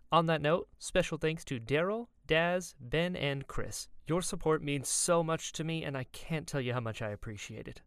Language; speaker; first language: English; native; English